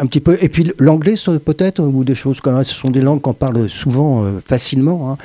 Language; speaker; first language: French; native; French